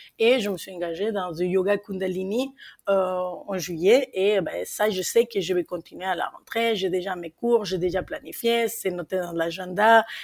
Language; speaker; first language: French; non-native, fluent; Spanish